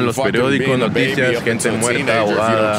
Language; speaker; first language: Spanish; native; Spanish